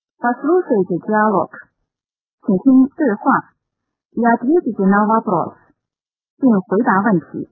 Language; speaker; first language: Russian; non-native, fluent; Chinese